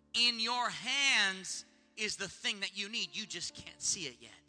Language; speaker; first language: English; native; English